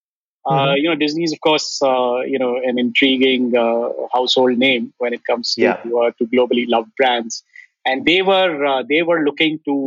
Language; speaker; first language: English; non-native, local second language; Hindi